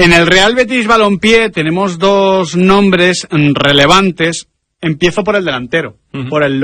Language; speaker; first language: Spanish; native; Spanish